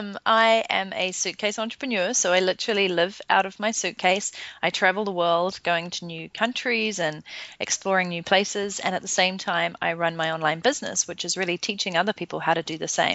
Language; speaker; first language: English; native; English